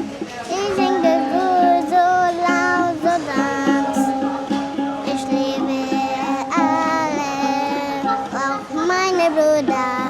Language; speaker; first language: German; early bilingual, heritage; Amharic